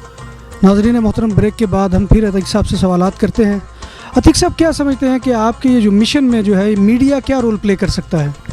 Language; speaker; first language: Urdu; native; Urdu